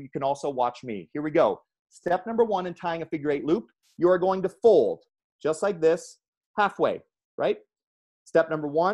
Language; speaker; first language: English; native; English